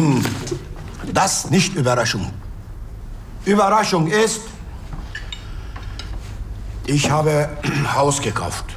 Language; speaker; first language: German; non-native, learner; Turkish